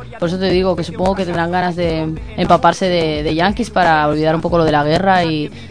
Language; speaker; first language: Spanish; early bilingual, other home language; Arabic